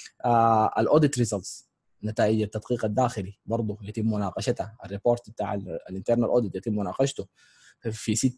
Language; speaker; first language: Arabic; native; Arabic